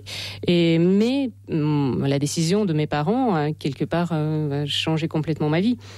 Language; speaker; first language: French; non-native, fluent; Russian